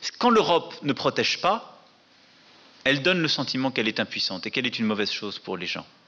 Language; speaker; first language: French; native; French